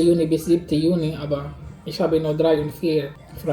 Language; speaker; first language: German; non-native, learner; Filipino